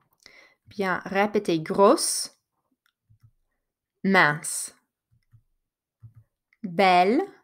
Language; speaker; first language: French; non-native, fluent; English